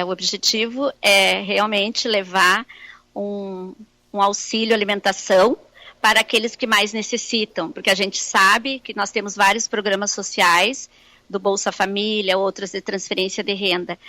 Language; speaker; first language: Portuguese; native; Portuguese